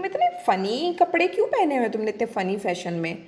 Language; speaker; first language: Hindi; native; Hindi